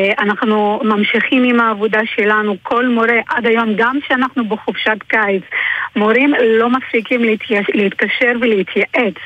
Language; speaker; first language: Hebrew; non-native, local second language; Arabic